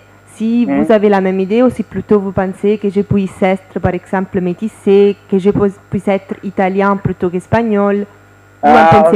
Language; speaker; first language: French; non-native, fluent; Italian